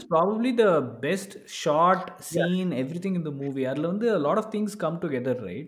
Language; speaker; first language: English; non-native, local second language; Tamil